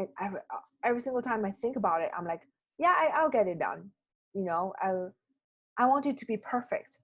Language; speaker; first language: English; non-native, fluent; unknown